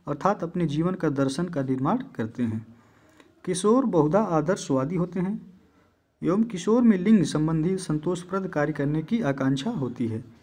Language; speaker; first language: Hindi; native; Hindi